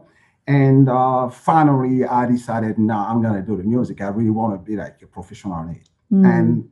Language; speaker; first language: English; non-native, local second language; French